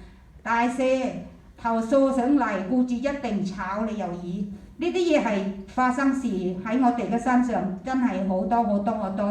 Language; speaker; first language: Cantonese; non-native, fluent; Thai